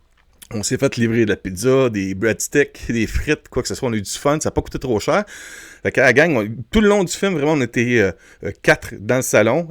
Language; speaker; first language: French; native; French